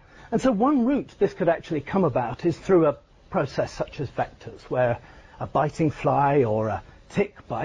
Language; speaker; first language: English; native; English